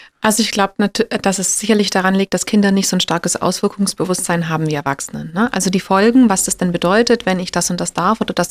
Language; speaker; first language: German; native; German